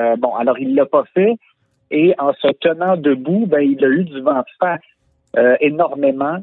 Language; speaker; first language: French; native; French